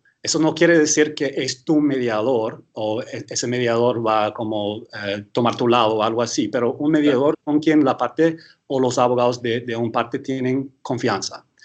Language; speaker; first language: Spanish; early bilingual, heritage; English